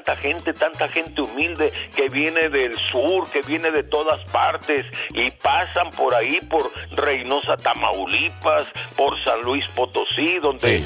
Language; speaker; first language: Spanish; native; Spanish